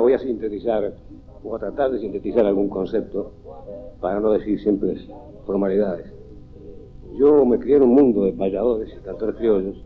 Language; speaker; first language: Spanish; native; Spanish